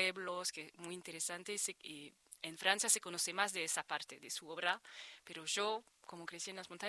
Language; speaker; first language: Spanish; non-native, fluent; French